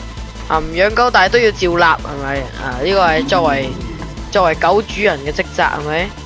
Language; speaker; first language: Chinese; native; Chinese